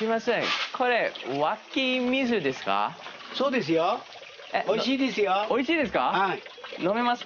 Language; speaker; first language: English; native; English